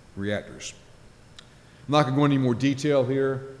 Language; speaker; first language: English; native; English